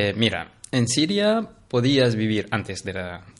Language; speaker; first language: Spanish; non-native, fluent; Arabic